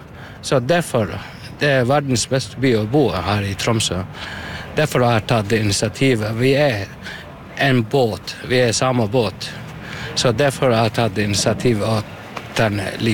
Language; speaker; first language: Norwegian; non-native, learner; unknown